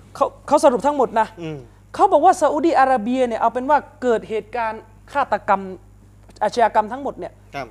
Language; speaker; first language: Thai; native; Thai